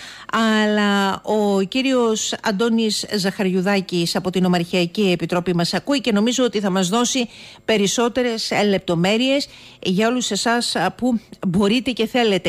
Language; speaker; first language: Greek; native; Greek